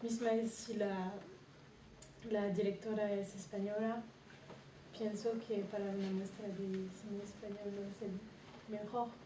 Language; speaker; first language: Spanish; non-native, learner; French